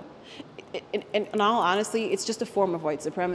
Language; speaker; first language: English; early bilingual, other home language; Spanish